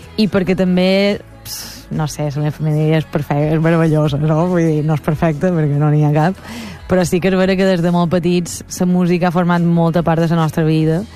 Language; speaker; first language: Catalan; native; Catalan